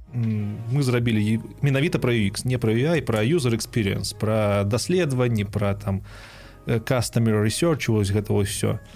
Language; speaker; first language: Belarusian; non-native, local second language; Russian